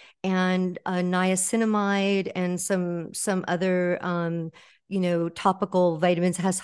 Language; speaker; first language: English; native; English